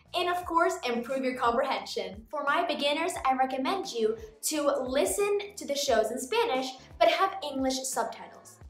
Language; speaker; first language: English; native; English